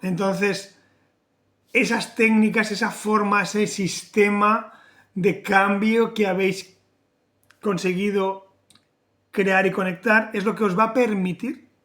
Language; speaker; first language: Spanish; native; Spanish